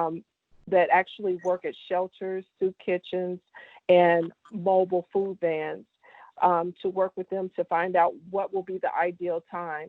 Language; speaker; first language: English; native; English